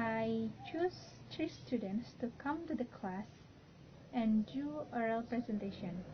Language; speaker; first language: English; non-native, learner; Indonesian